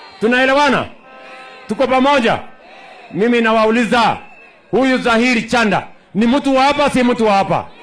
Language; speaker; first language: Swahili; non-native, local second language; Kalenjin